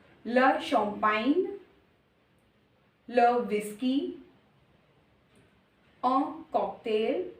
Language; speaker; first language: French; non-native, learner; Hindi